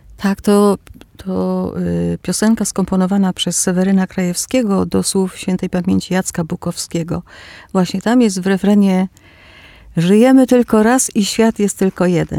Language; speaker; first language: Polish; early bilingual, other home language; Greek